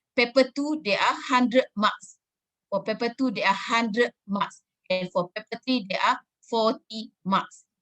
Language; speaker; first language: English; non-native, local second language; Malay